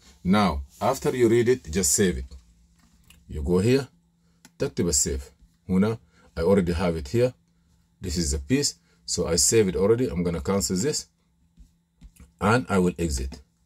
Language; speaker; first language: English; non-native, fluent; Arabic